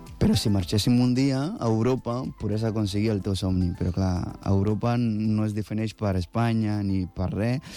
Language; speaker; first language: Catalan; non-native, fluent; Akan